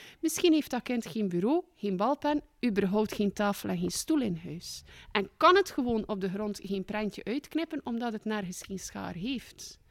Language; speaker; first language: Dutch; native; Dutch